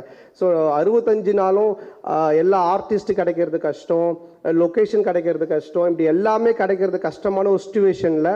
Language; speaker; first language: Tamil; native; Tamil